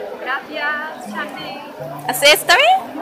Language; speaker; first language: Spanish; non-native, learner; English